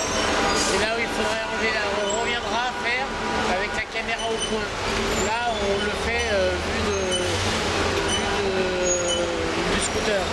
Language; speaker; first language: French; native; French